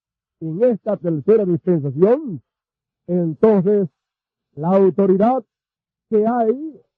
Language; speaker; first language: Spanish; native; Spanish